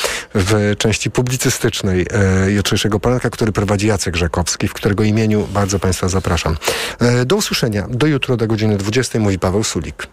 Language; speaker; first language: Polish; native; Polish